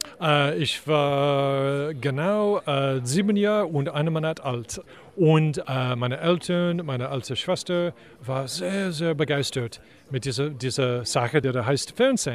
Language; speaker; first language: German; non-native, fluent; English